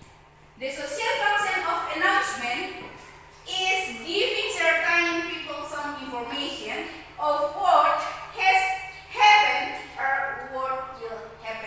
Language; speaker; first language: English; non-native, fluent; Indonesian